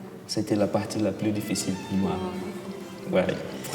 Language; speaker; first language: French; non-native, fluent; Portuguese